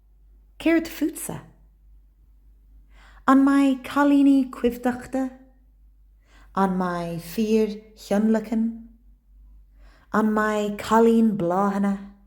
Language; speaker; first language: Irish; non-native, local second language; English